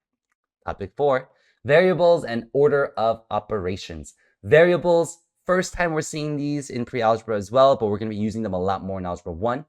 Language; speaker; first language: English; native; English